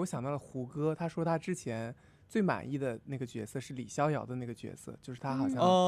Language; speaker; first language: Chinese; native; Chinese